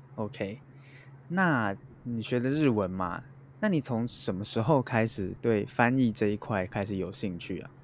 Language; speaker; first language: Chinese; native; Chinese